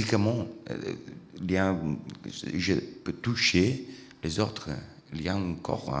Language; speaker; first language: French; non-native, learner; Italian